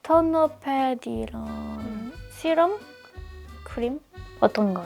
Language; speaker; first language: Korean; non-native, learner; French